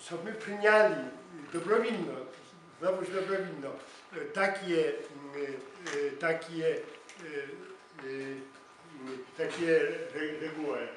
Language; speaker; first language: Polish; non-native, learner; Ukrainian